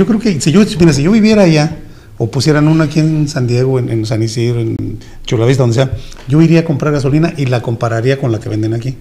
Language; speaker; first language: Spanish; native; Spanish